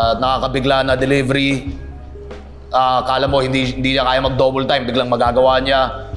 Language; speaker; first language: Filipino; native; Filipino